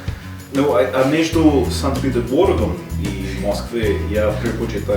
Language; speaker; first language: Russian; non-native, fluent; English